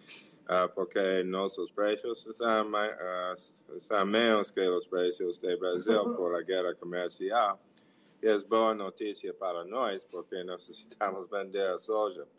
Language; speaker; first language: Portuguese; non-native, learner; English